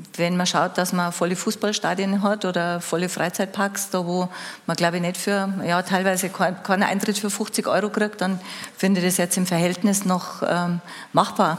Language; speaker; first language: German; native; German